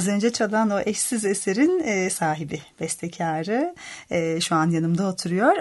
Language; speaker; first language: Turkish; native; Turkish